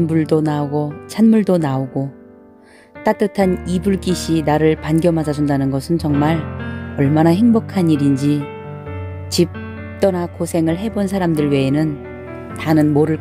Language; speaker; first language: Korean; native; Korean